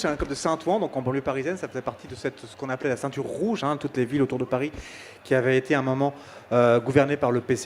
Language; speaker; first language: French; native; French